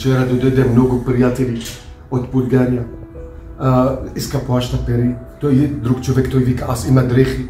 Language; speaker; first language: Bulgarian; non-native, learner; Arabic